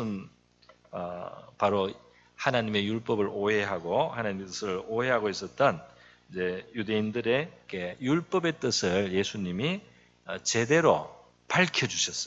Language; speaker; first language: Korean; native; Korean